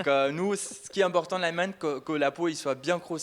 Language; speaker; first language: French; non-native, fluent; German